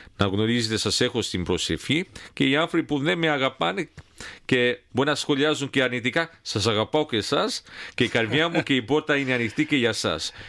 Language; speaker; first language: Greek; early bilingual, heritage; Greek